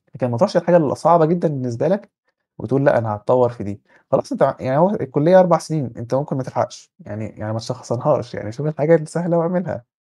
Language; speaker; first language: Arabic; native; Arabic